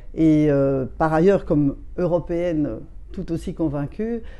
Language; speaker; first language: French; native; French